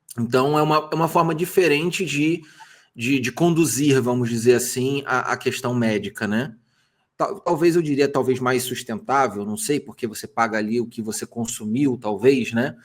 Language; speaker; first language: Portuguese; native; Portuguese